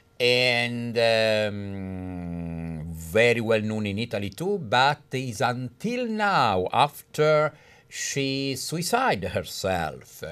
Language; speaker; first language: English; non-native, fluent; Italian